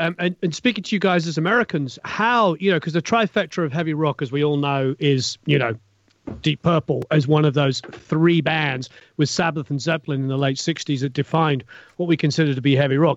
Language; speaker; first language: English; native; English